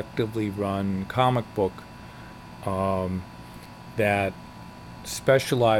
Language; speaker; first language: English; native; English